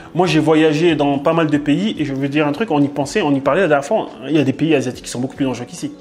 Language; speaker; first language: French; native; French